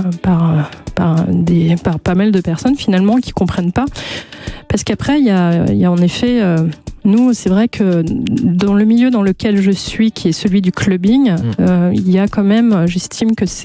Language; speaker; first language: French; native; French